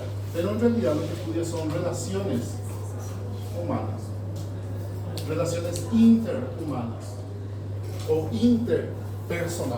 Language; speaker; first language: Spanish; non-native, fluent; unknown